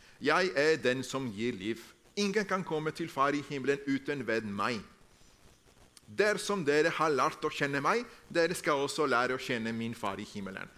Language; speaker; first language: Norwegian; non-native, fluent; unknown